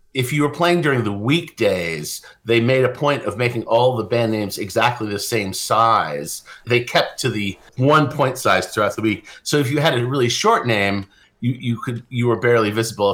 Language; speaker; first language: English; native; English